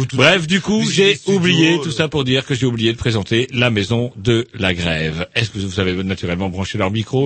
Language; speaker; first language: French; native; French